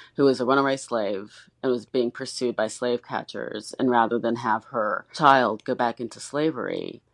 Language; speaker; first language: English; native; English